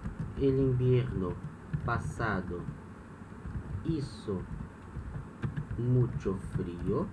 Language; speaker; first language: Spanish; non-native, fluent; Portuguese